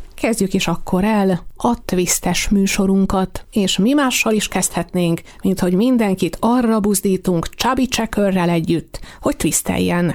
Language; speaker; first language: Hungarian; native; Hungarian